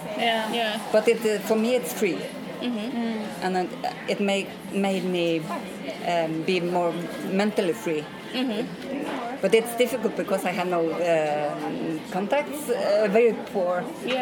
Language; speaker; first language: English; non-native, fluent; Norwegian